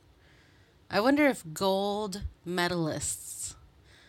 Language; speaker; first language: English; native; English